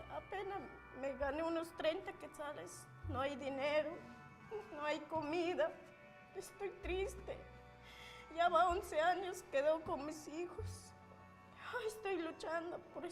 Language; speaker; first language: Spanish; non-native, local second language; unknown